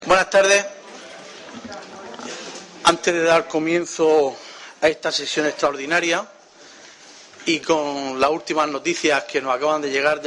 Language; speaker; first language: Spanish; native; Spanish